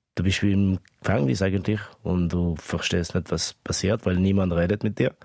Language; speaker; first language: German; early bilingual, other home language; Estonian